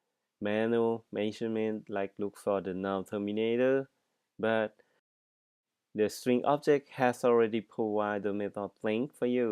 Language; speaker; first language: English; non-native, fluent; Thai